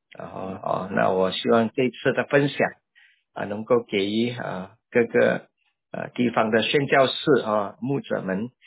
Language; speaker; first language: Chinese; native; Chinese